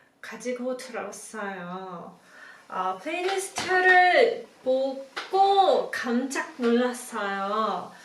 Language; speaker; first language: Korean; non-native, learner; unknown